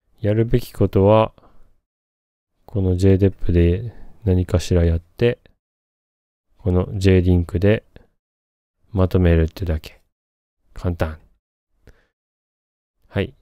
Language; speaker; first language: Japanese; native; Japanese